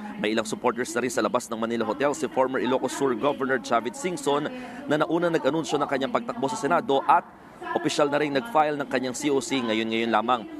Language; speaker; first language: Filipino; native; Filipino